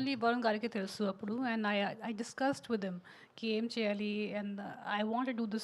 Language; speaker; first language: Telugu; non-native, local second language; Hindi